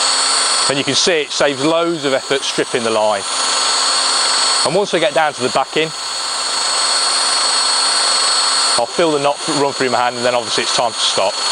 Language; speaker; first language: English; native; English